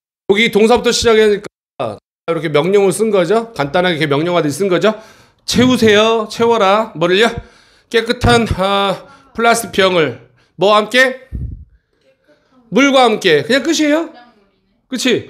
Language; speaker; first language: Korean; native; Korean